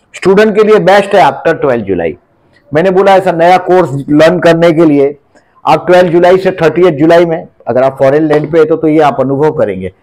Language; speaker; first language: Hindi; native; Hindi